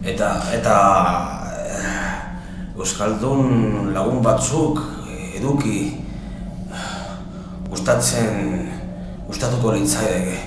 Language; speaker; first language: Basque; non-native, learner; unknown